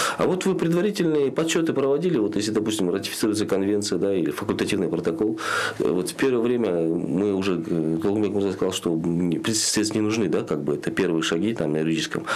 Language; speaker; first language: Russian; non-native, local second language; Kyrgyz